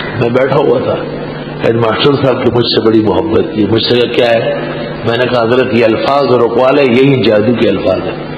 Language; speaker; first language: Urdu; non-native, local second language; Pashto